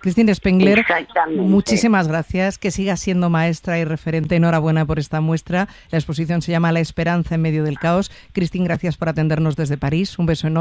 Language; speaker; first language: Spanish; native; Spanish